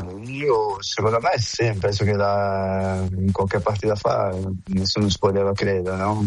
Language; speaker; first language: Italian; non-native, fluent; Portuguese